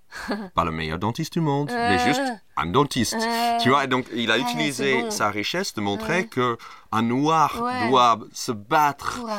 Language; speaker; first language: French; non-native, fluent; English